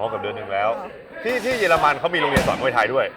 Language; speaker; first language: Thai; native; Thai